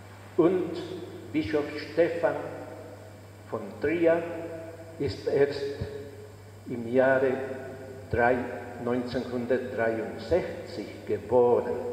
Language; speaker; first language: German; non-native, fluent; Spanish